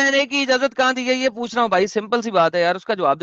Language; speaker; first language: Urdu; native; Urdu